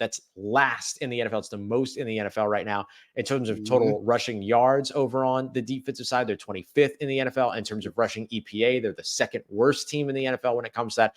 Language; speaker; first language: English; native; English